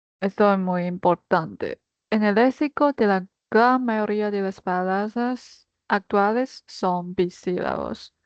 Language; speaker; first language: Spanish; non-native, fluent; Chinese